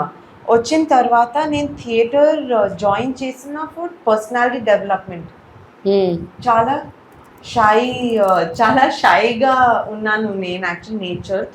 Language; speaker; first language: Telugu; non-native, local second language; Urdu